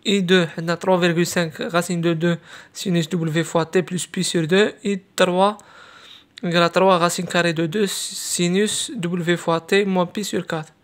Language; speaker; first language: French; non-native, local second language; Arabic